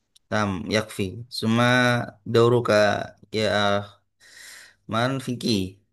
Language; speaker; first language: Arabic; non-native, fluent; Indonesian